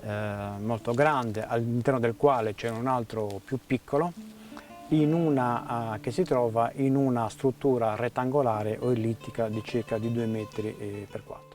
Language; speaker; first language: Italian; native; Italian